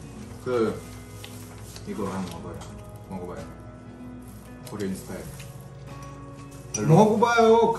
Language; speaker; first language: Korean; non-native, learner; Russian